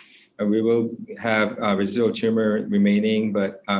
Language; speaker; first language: English; non-native, fluent; Korean